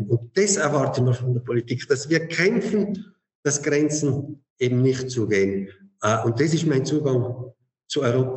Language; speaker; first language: German; native; German